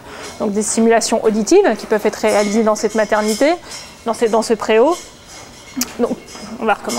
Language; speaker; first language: French; native; French